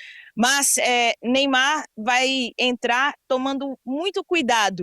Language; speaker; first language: Portuguese; native; Portuguese